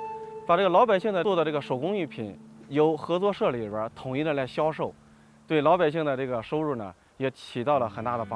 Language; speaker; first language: Chinese; native; Chinese